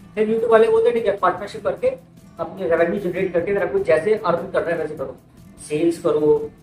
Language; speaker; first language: Hindi; native; Hindi